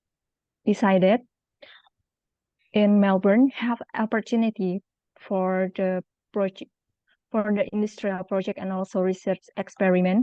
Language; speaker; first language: English; non-native, local second language; Indonesian